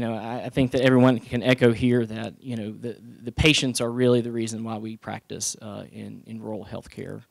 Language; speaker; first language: English; native; English